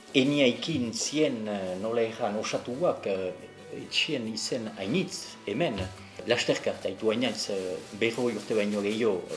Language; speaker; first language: Basque; native; Basque